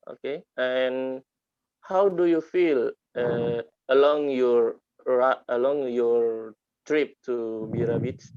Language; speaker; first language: English; non-native, learner; Indonesian